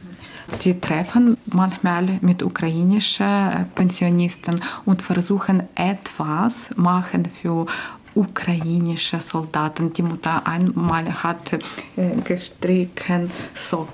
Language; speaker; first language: German; non-native, learner; Ukrainian